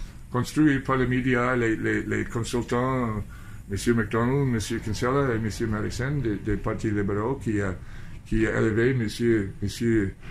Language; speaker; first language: French; non-native, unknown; English